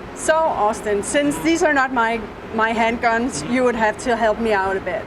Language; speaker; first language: English; non-native, fluent; Danish